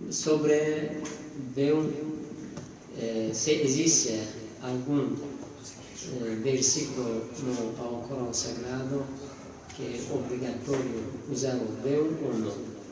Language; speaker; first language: Portuguese; non-native, fluent; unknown